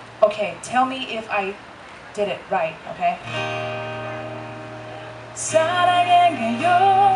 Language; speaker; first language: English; non-native, fluent; Thai